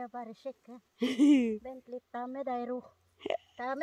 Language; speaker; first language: Norwegian; non-native, learner; Filipino